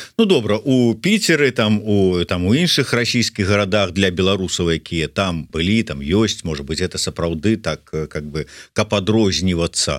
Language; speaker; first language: Belarusian; native; Belarusian